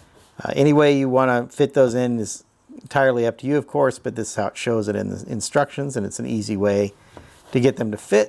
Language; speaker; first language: English; native; English